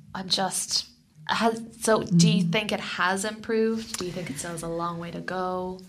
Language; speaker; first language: English; native; English